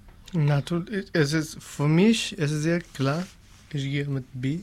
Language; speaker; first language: German; non-native, learner; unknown